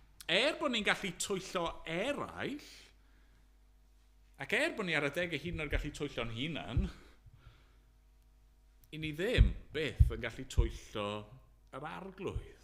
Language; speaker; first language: Welsh; native; Welsh